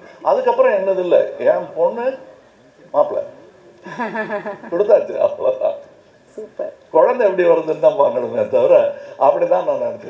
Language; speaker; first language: Tamil; native; Tamil